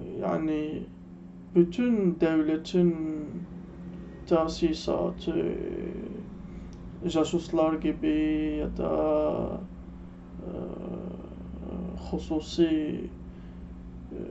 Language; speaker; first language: Turkish; non-native, learner; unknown